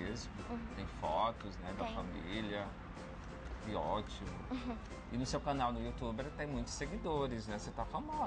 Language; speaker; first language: Portuguese; native; Portuguese